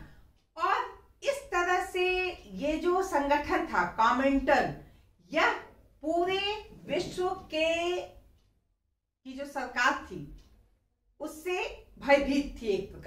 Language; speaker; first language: Hindi; native; Hindi